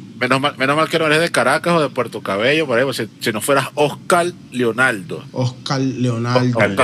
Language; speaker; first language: Spanish; native; Spanish